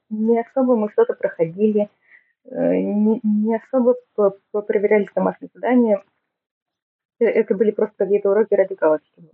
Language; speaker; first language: Russian; native; Russian